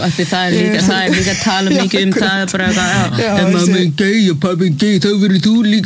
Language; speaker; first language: Icelandic; early bilingual, other home language; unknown